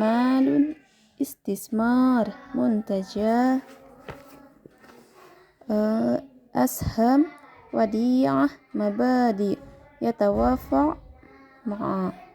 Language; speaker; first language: Arabic; non-native, learner; Indonesian